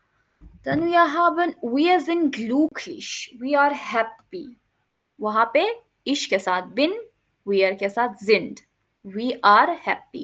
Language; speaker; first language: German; non-native, learner; Hindi